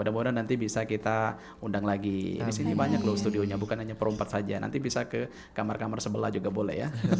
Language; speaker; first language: Indonesian; native; Indonesian